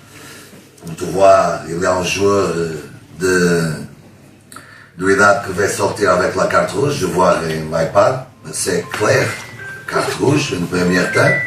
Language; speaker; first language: French; non-native, learner; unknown